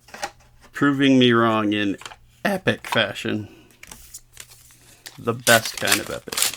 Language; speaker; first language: English; native; English